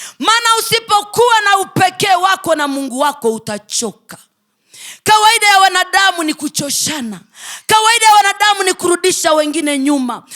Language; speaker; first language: Swahili; native; Swahili